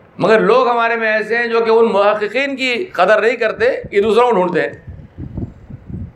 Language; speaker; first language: Urdu; native; Urdu